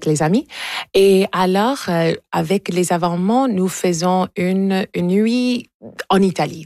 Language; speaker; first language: French; non-native, local second language; English